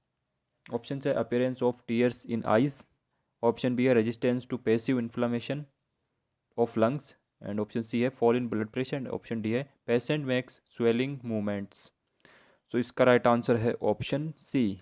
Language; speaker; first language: Hindi; native; Hindi